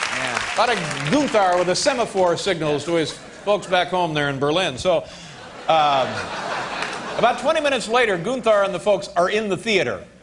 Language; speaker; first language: English; native; English